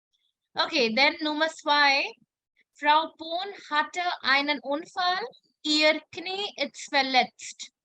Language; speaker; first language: German; non-native, fluent; Hindi